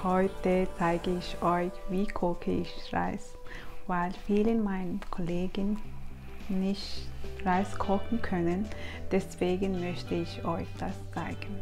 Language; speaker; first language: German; non-native, learner; Tibetan